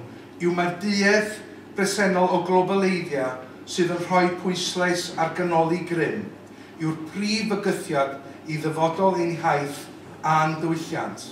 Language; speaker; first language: Welsh; native; Welsh